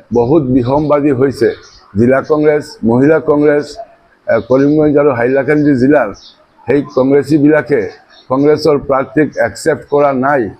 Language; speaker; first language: Assamese; non-native, local second language; Bangla